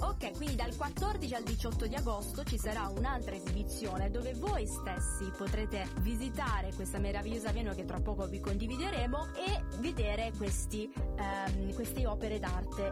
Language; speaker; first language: Italian; native; Italian